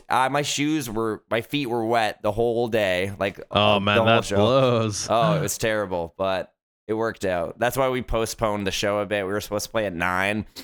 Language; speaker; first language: English; native; English